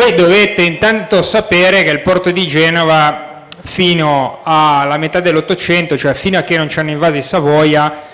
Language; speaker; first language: Italian; native; Italian